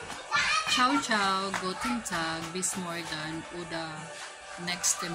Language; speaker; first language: German; non-native, learner; Filipino